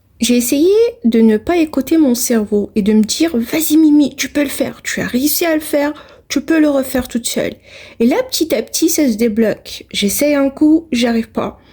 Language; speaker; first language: French; non-native, local second language; Arabic